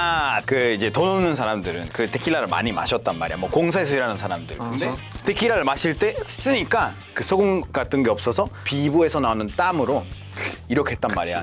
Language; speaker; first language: Korean; non-native, fluent; Spanish